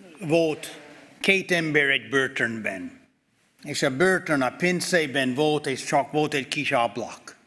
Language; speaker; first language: Hungarian; non-native, fluent; English